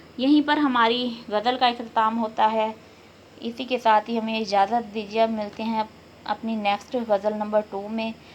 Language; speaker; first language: Urdu; native; Urdu